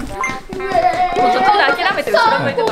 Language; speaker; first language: Japanese; native; Japanese